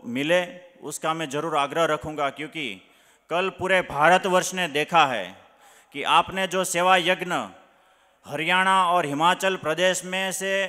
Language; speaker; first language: Hindi; non-native, local second language; Gujarati